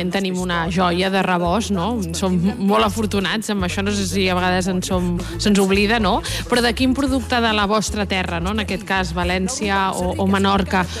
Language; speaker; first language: Catalan; native; Catalan